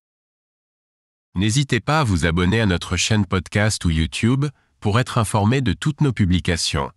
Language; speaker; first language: French; native; French